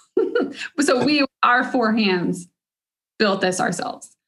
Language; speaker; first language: English; native; English